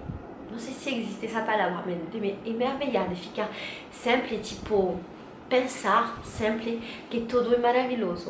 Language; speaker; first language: Portuguese; non-native, learner; French